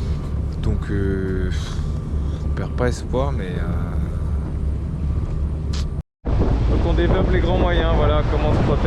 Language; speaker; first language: French; native; French